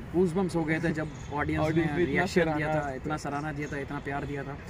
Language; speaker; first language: Hindi; native; Hindi